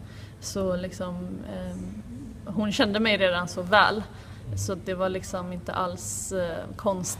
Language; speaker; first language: Swedish; native; Swedish